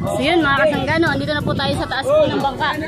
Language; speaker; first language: Filipino; native; Filipino